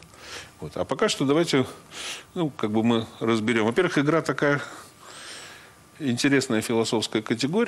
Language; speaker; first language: Russian; native; Russian